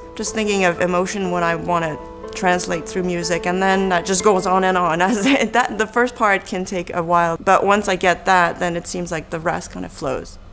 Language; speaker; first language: English; native; English